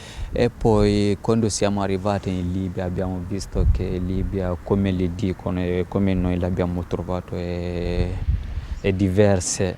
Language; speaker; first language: Italian; non-native, fluent; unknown